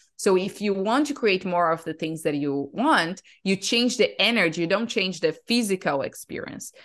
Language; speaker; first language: English; non-native, fluent; Portuguese